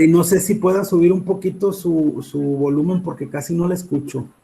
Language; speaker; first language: Spanish; native; Spanish